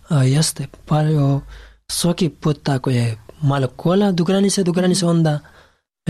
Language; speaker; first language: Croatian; non-native, learner; Pashto